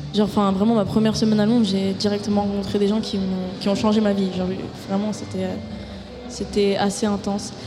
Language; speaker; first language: French; native; French